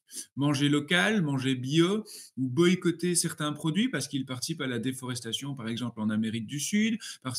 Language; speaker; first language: French; native; French